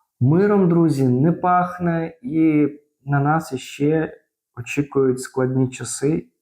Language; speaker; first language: Ukrainian; native; Ukrainian